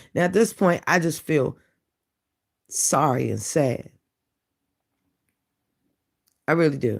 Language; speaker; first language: English; native; English